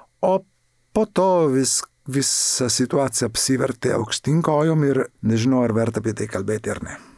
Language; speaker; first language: Lithuanian; non-native, fluent; Italian